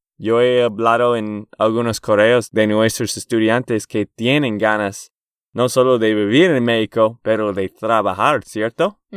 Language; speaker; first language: Spanish; non-native, fluent; English